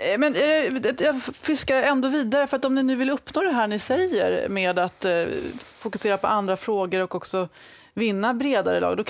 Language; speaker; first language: Swedish; native; Swedish